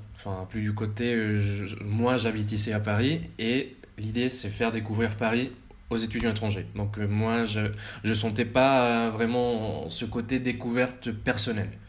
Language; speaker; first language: French; early bilingual, heritage; French